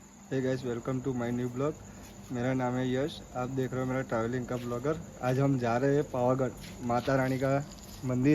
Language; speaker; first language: Hindi; non-native, local second language; Gujarati